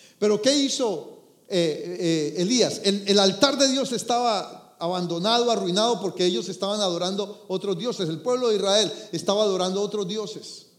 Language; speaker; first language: Spanish; native; Spanish